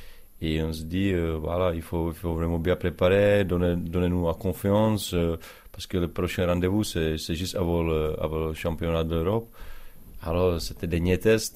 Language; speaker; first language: French; non-native, learner; Czech